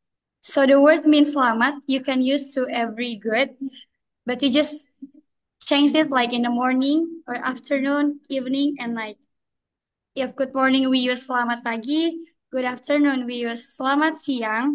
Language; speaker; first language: English; non-native, learner; Indonesian